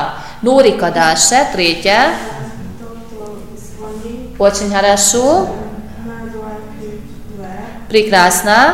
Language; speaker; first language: Russian; non-native, fluent; Hungarian